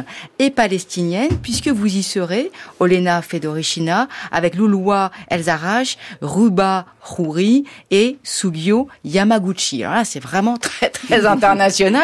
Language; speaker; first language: French; native; French